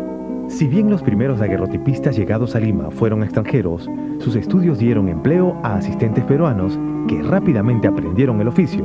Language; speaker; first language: Spanish; native; Spanish